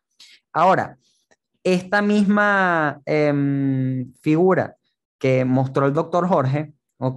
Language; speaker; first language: Spanish; native; Spanish